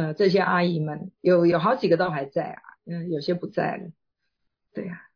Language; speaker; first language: Chinese; native; Chinese